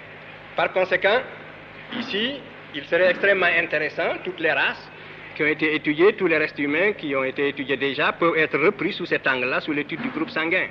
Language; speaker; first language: French; non-native, local second language; Wolof